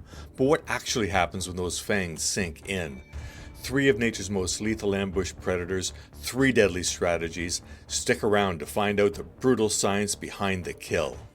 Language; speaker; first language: English; native; English